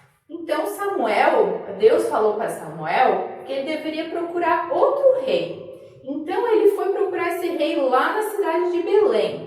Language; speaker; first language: Portuguese; native; Portuguese